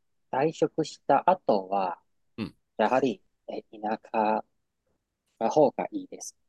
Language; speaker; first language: Japanese; non-native, learner; Chinese